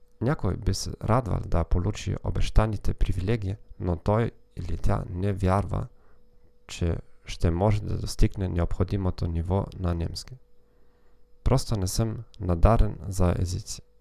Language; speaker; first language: Macedonian; non-native, learner; German